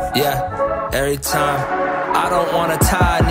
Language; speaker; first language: English; native; English